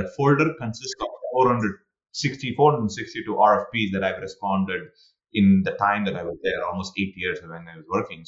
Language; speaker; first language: English; non-native, local second language; Tamil